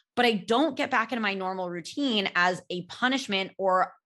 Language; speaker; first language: English; native; English